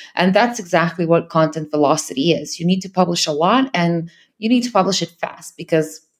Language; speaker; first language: English; non-native, fluent; Serbian